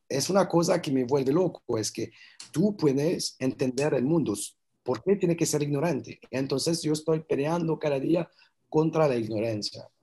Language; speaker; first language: Spanish; non-native, learner; French